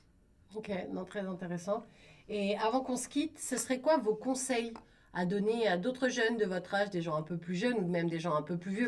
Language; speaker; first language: French; native; French